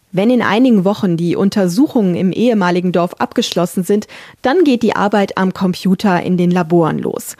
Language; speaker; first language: German; native; German